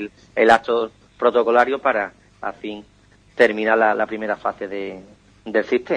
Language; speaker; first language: Spanish; native; Spanish